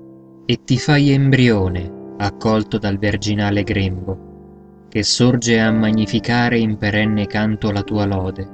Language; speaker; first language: Italian; native; Italian